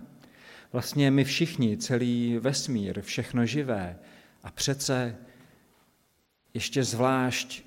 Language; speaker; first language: Czech; native; Czech